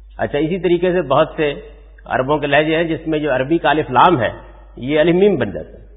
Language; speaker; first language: Urdu; non-native, local second language; Punjabi